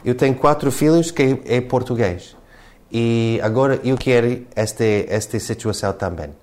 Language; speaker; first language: Portuguese; non-native, learner; English